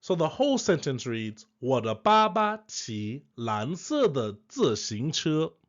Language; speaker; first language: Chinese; non-native, fluent; English